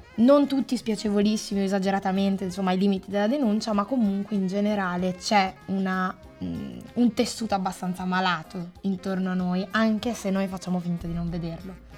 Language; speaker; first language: Italian; native; Italian